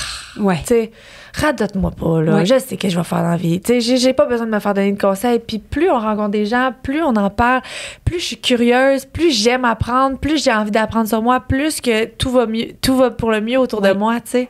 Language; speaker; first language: French; native; French